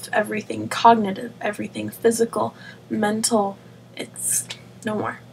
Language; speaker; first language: English; native; English